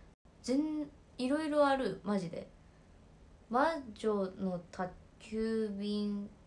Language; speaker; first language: Japanese; native; Japanese